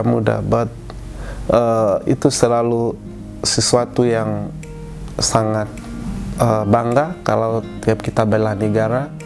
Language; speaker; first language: Indonesian; non-native, fluent; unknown